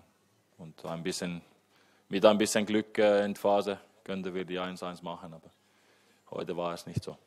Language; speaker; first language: German; non-native, fluent; Finnish